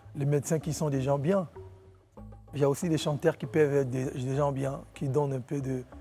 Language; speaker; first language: French; non-native, local second language; Lingala